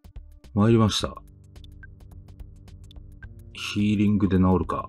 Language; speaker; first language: Japanese; native; Japanese